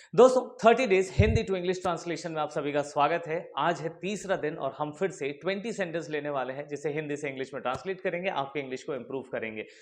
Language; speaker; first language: Hindi; native; Hindi